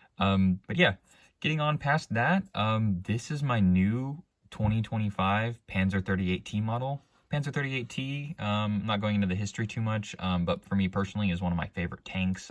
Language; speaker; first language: English; native; English